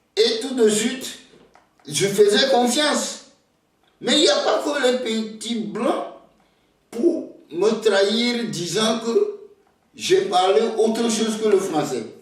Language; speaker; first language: French; non-native, local second language; Ewe